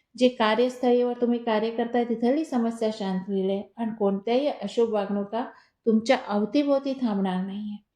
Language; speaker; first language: Marathi; non-native, local second language; Hindi